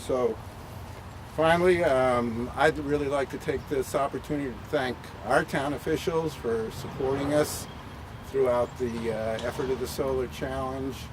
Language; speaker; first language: English; native; English